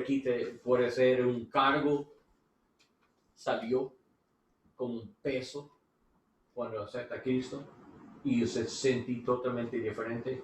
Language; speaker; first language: Spanish; non-native, learner; English